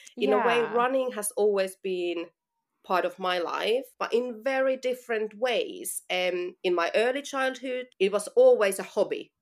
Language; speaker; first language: English; non-native, fluent; Finnish